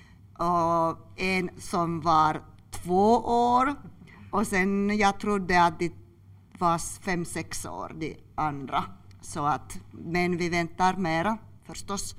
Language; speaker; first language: Swedish; non-native, local second language; Finnish